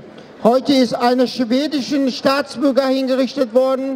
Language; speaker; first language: German; non-native, fluent; Persian